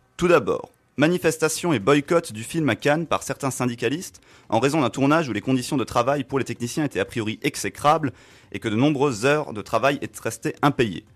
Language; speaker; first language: French; native; French